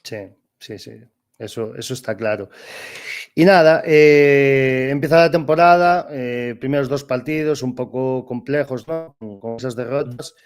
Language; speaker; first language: Spanish; non-native, local second language; Galician